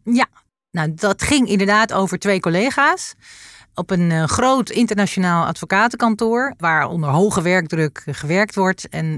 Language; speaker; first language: Dutch; native; Dutch